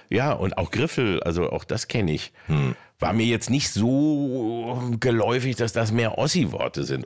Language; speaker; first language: German; native; German